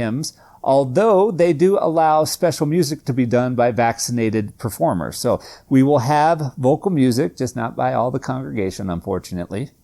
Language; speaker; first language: English; native; English